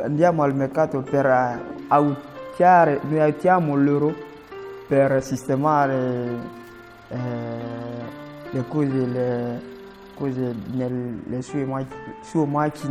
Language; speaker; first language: Italian; non-native, learner; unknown